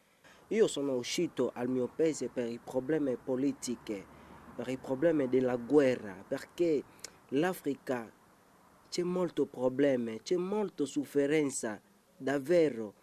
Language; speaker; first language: Italian; non-native, learner; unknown